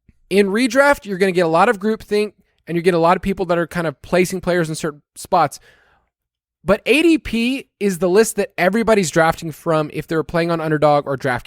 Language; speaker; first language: English; native; English